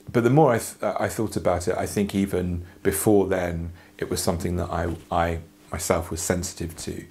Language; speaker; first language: English; native; English